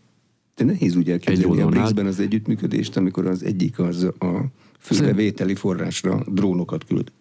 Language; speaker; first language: Hungarian; native; Hungarian